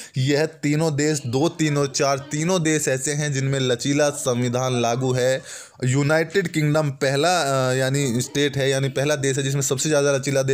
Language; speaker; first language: Hindi; native; Hindi